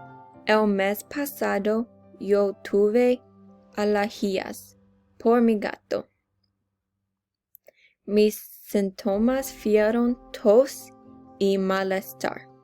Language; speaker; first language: Spanish; non-native, learner; English